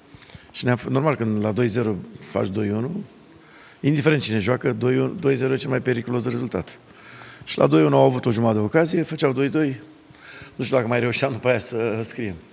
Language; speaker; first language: Romanian; native; Romanian